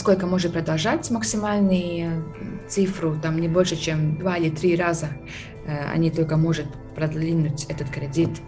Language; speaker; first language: Russian; non-native, fluent; Latvian